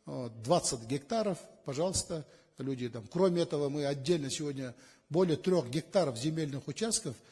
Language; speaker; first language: Russian; non-native, local second language; Kazakh